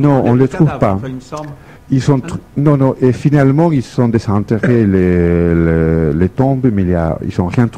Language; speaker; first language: French; non-native, fluent; Spanish